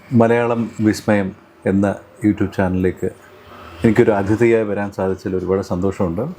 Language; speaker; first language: Malayalam; early bilingual, heritage; Malayalam